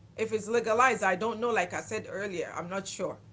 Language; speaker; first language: English; non-native, local second language; Yoruba